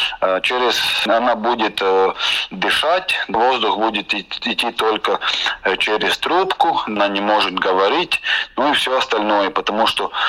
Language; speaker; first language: Russian; non-native, local second language; Latvian